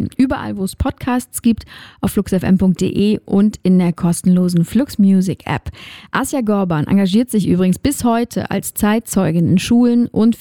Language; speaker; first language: German; native; German